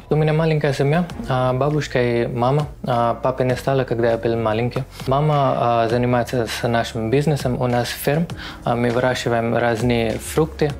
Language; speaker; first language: Russian; non-native, fluent; Hindi